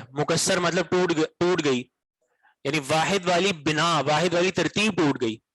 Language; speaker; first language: Urdu; native; Urdu